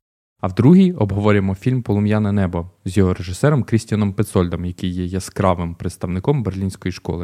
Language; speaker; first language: Ukrainian; native; Ukrainian